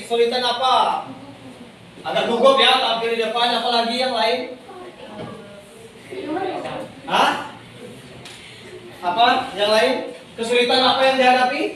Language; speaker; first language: Indonesian; native; Indonesian